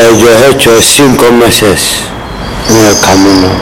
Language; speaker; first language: Spanish; non-native, learner; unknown